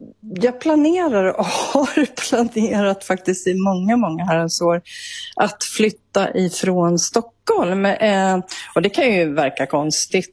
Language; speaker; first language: Swedish; native; Swedish